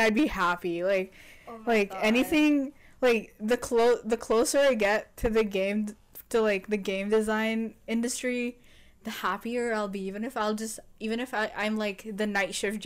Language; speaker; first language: English; non-native, local second language; Filipino